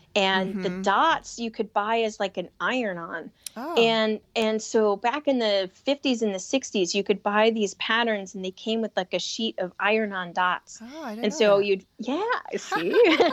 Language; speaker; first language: English; native; English